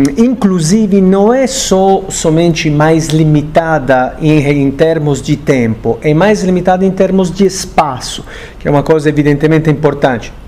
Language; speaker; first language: Portuguese; non-native, fluent; Italian